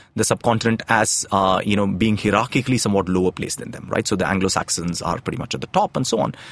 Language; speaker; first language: English; non-native, local second language; Tamil